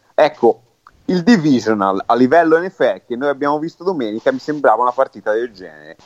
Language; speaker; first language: Italian; native; Italian